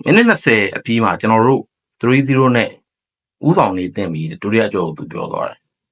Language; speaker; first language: Burmese; native; Burmese